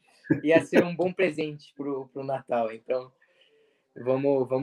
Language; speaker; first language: Portuguese; early bilingual, heritage; Portuguese